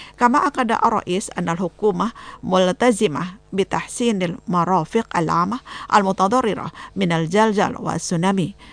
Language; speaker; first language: Arabic; non-native, fluent; Indonesian